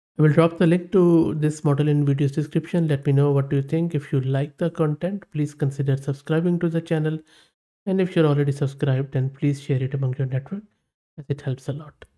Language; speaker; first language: English; non-native, local second language; Urdu